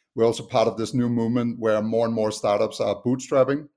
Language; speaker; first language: English; non-native, fluent; Danish